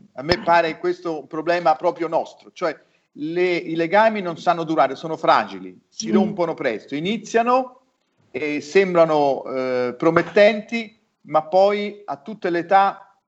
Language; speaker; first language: Italian; native; Italian